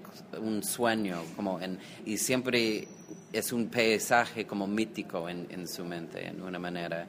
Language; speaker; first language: Spanish; non-native, fluent; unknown